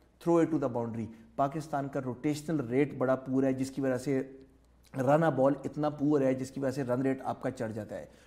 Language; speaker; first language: Urdu; native; Urdu